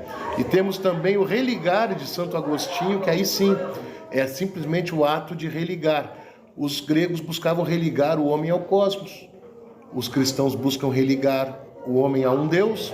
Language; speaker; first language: Portuguese; native; Portuguese